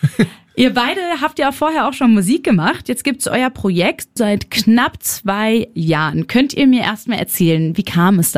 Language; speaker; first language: German; native; German